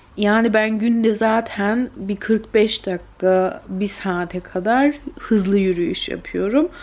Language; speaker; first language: Turkish; early bilingual, heritage; Turkish